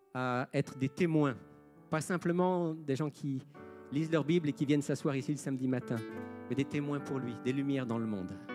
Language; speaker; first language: French; native; French